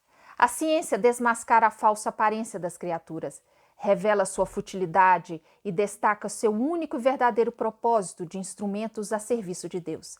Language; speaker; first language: Portuguese; native; Portuguese